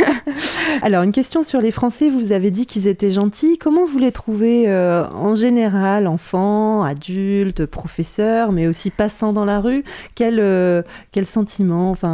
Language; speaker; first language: French; native; French